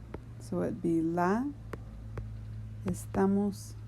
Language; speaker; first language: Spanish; non-native, fluent; English